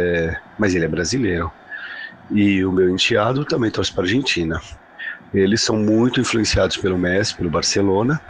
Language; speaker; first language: Portuguese; non-native, fluent; Spanish